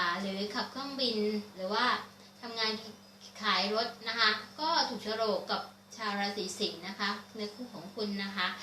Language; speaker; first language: Thai; native; Thai